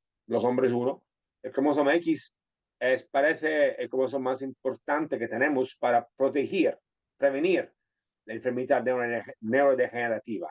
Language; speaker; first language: Spanish; non-native, fluent; Italian